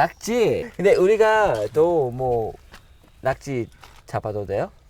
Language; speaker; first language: Korean; non-native, fluent; English